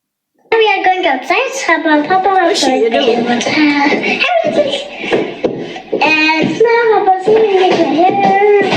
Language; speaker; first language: English; early bilingual, other home language; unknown